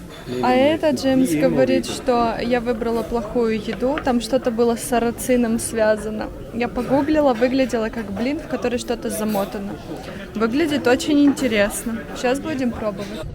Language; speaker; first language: Russian; native; Russian